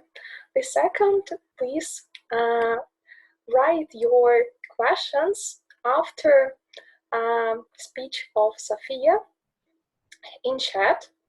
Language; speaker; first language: English; non-native, learner; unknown